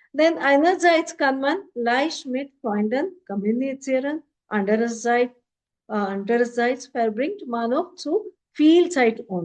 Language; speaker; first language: German; non-native, fluent; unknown